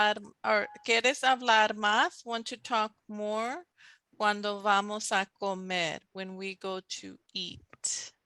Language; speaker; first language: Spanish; non-native, fluent; English